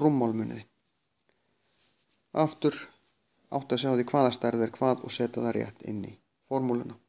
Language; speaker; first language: Icelandic; native; Icelandic